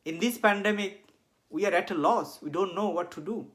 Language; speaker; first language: English; non-native, local second language; Bangla